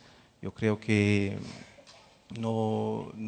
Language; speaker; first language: Spanish; non-native, fluent; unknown